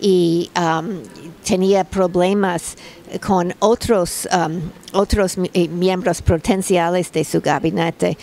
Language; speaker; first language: Spanish; non-native, fluent; English